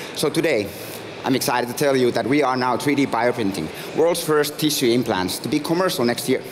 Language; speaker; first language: English; non-native, fluent; Finnish